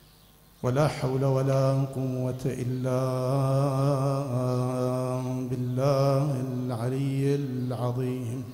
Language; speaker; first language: Arabic; native; Arabic